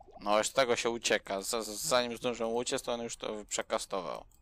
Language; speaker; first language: Polish; native; Polish